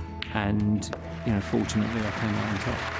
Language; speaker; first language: English; native; English